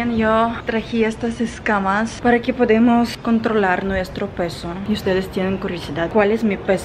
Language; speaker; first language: Spanish; non-native, fluent; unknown